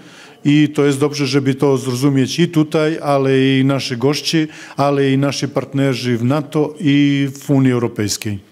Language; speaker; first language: Polish; non-native, fluent; Serbian